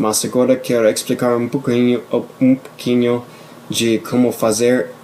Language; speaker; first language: Portuguese; non-native, fluent; English